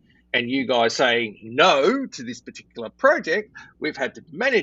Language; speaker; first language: English; native; English